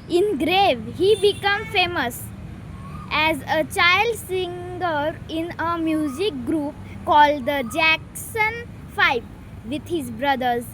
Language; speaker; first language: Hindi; non-native, local second language; Marathi